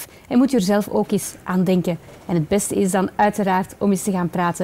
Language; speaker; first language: Dutch; native; Dutch